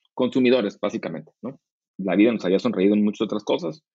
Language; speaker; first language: Spanish; native; Spanish